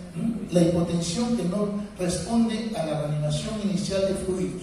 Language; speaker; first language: Spanish; native; Spanish